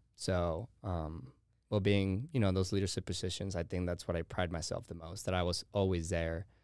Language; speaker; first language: English; early bilingual, heritage; Spanish